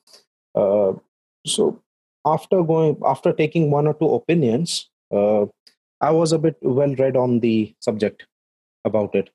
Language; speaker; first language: English; non-native, local second language; Hindi